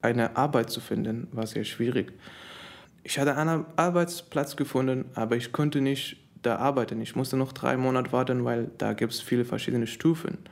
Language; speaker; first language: German; non-native, learner; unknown